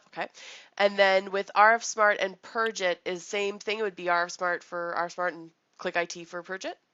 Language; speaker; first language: English; native; English